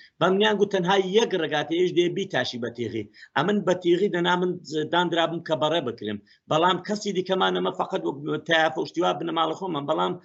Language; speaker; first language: Central Kurdish; native; Central Kurdish